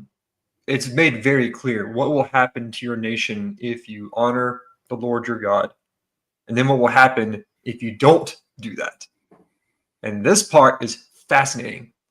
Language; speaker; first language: English; native; English